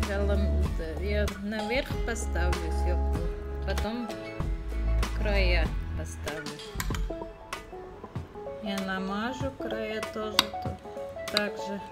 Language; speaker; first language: Russian; non-native, learner; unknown